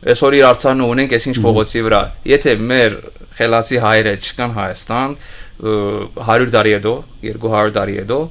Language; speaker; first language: Armenian; early bilingual, heritage; Armenian